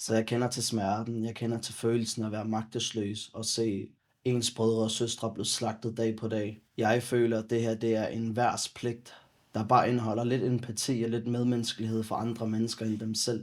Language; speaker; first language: Danish; early bilingual, other home language; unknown